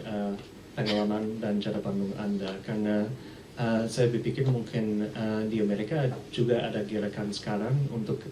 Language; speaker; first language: Indonesian; early bilingual, heritage; English